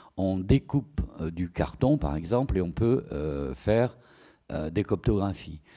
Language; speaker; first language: French; native; French